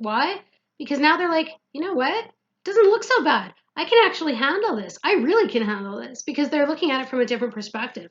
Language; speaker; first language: English; native; English